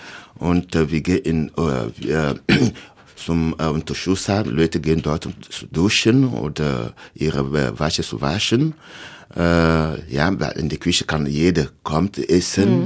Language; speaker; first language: German; non-native, learner; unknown